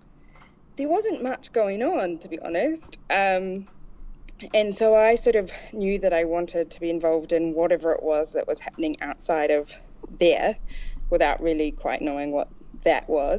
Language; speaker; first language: English; native; English